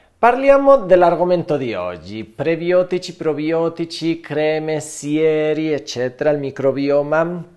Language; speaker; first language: Italian; non-native, fluent; Spanish